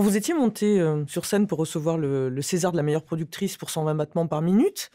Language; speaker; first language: French; native; French